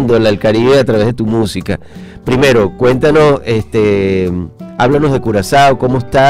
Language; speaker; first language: Spanish; native; Spanish